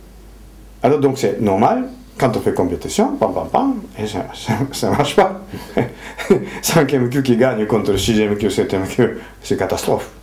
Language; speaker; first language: French; non-native, fluent; Japanese